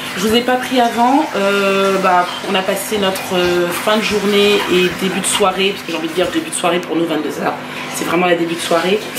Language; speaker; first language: French; native; French